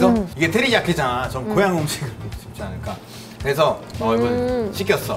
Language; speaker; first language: Korean; non-native, fluent; Spanish